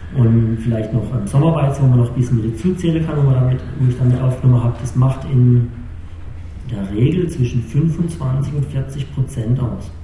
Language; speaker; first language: German; native; German